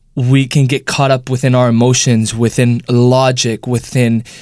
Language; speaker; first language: English; early bilingual, other home language; Spanish